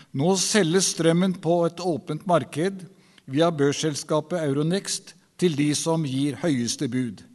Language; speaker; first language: Norwegian; native; Norwegian